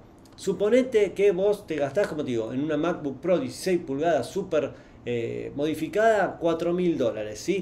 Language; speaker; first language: Spanish; native; Spanish